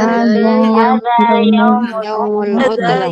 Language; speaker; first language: Arabic; non-native, learner; Indonesian